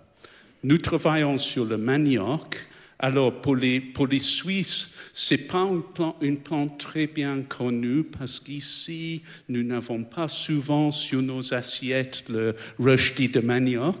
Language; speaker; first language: French; non-native, fluent; English